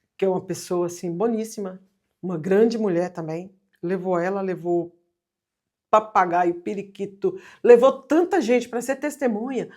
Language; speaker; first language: Portuguese; native; Portuguese